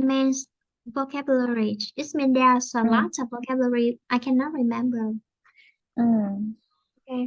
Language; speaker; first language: English; non-native, fluent; Vietnamese